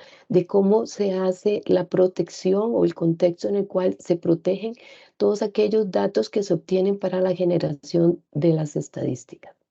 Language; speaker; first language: Spanish; native; Spanish